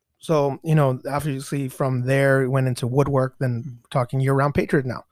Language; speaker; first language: English; early bilingual, other home language; Spanish